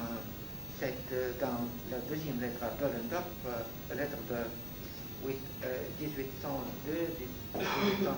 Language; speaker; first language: French; non-native, fluent; Russian